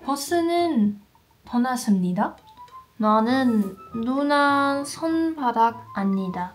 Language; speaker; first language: Korean; non-native, learner; German